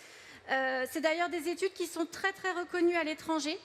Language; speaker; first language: French; native; French